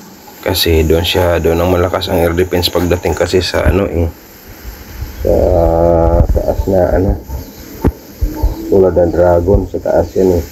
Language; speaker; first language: Filipino; native; Filipino